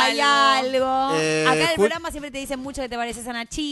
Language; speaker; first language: Spanish; native; Spanish